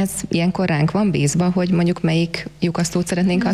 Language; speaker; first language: Hungarian; native; Hungarian